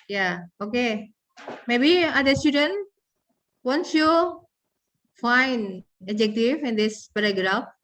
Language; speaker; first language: English; non-native, learner; Indonesian